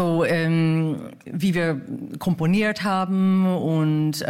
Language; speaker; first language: German; non-native, fluent; English